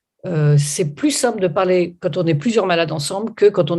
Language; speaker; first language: French; native; French